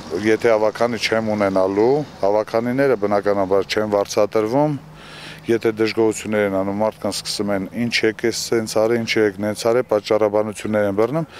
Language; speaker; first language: Armenian; native; Armenian